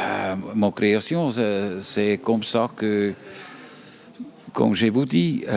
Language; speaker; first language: French; non-native, fluent; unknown